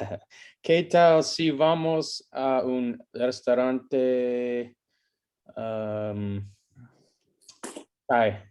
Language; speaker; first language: Spanish; non-native, learner; English